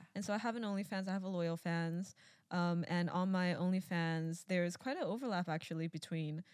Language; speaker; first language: English; early bilingual, other home language; Chinese